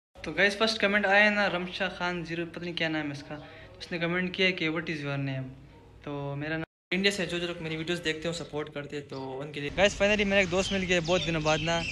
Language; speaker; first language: Urdu; non-native, local second language; Pashto